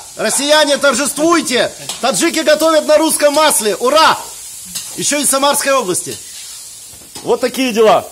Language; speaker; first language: Russian; native; Russian